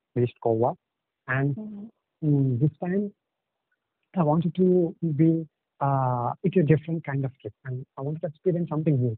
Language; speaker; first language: English; non-native, local second language; Telugu